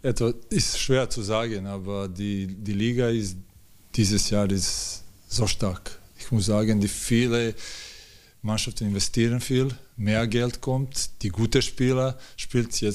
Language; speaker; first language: German; non-native, learner; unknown